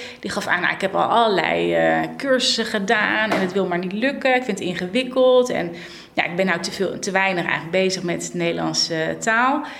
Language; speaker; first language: Dutch; native; Dutch